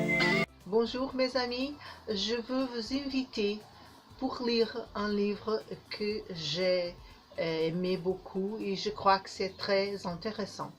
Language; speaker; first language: French; non-native, learner; Portuguese